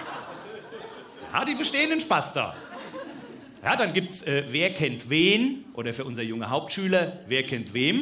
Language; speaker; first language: German; native; German